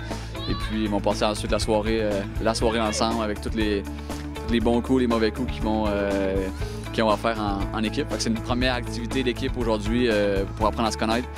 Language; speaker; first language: French; native; French